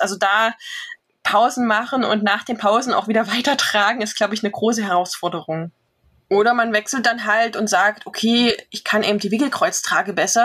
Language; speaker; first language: German; native; German